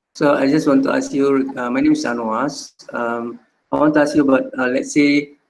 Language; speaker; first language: English; non-native, local second language; Malay